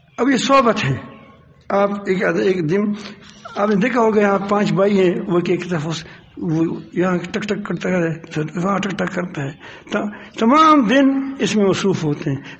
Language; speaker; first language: Urdu; non-native, local second language; Pashto